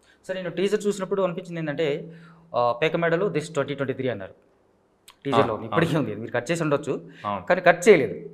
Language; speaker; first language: Telugu; native; Telugu